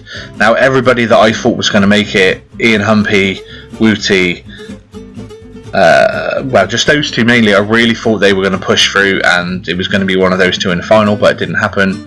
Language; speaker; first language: English; native; English